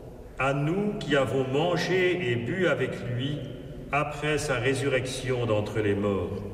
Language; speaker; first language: French; native; French